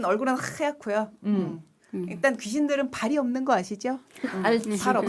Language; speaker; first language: Korean; native; Korean